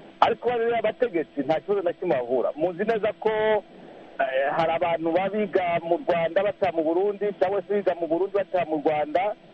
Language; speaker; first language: Rundi; native; Rundi